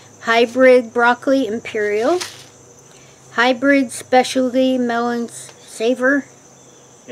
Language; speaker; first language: English; native; English